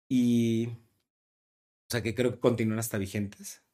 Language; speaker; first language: Spanish; native; Spanish